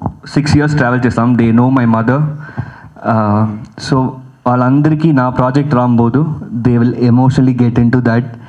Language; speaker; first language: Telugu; early bilingual, heritage; Telugu